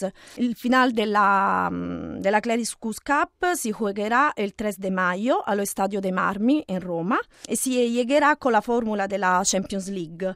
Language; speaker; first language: Spanish; non-native, learner; Italian